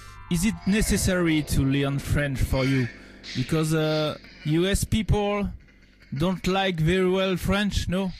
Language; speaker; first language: English; non-native, learner; French